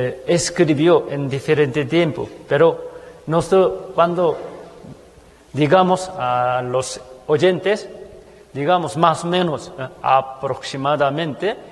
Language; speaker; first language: Spanish; non-native, fluent; Korean